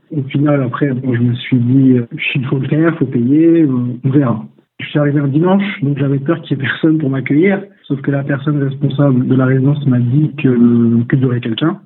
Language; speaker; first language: French; native; French